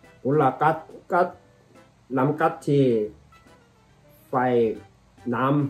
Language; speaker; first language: Vietnamese; non-native, learner; Korean